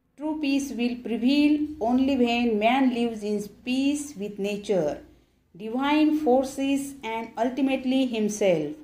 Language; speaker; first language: English; non-native, local second language; Marathi